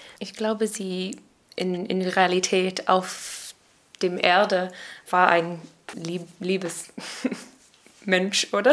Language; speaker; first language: German; non-native, learner; English